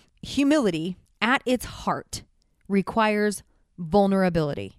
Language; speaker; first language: English; native; English